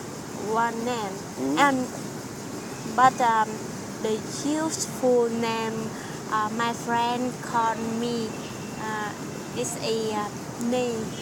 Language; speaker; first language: English; non-native, learner; Vietnamese